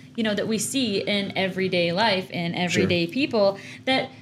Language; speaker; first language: English; native; English